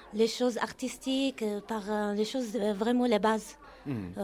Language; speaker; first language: French; non-native, learner; Arabic